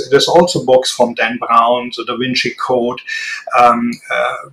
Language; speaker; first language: English; non-native, fluent; German